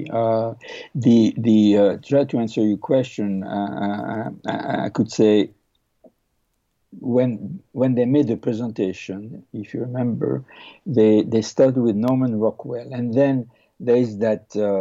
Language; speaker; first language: English; non-native, fluent; French